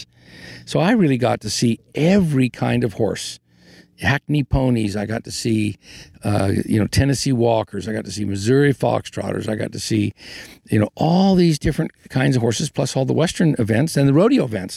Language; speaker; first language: English; native; English